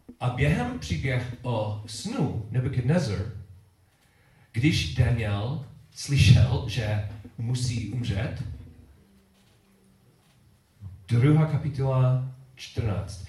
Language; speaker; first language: Czech; non-native, learner; English